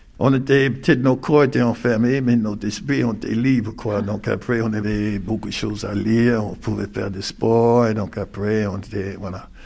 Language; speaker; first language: French; non-native, fluent; English